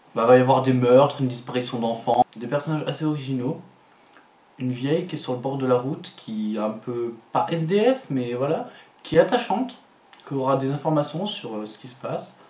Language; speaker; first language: French; native; French